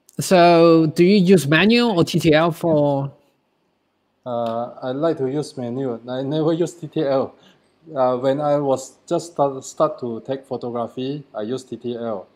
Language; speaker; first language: English; non-native, learner; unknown